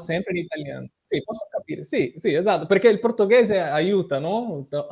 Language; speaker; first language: Italian; non-native, fluent; Portuguese